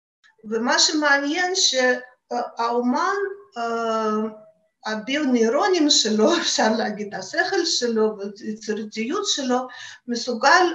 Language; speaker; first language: Hebrew; non-native, fluent; Russian